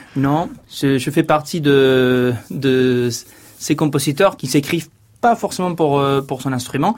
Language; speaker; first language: French; non-native, fluent; Spanish